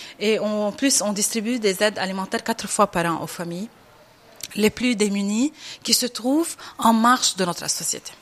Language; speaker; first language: French; non-native, local second language; Arabic